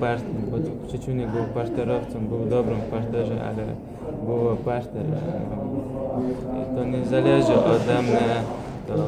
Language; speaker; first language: Polish; non-native, learner; Chechen